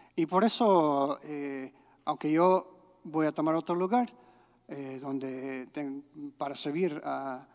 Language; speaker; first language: Spanish; non-native, fluent; English